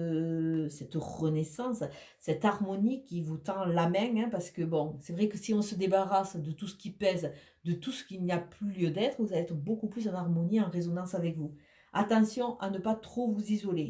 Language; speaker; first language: French; native; French